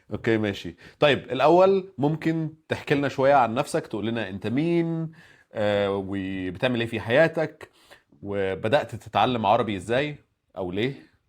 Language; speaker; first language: Arabic; native; Arabic